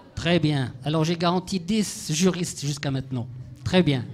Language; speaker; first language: French; non-native, local second language; Arabic